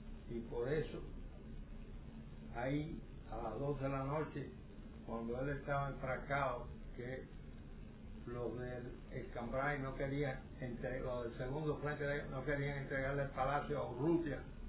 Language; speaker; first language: Spanish; native; Spanish